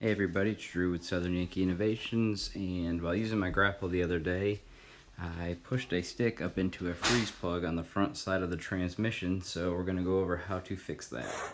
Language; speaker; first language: English; native; English